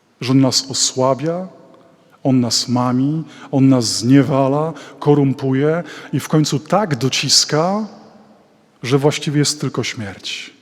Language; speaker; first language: Polish; native; Polish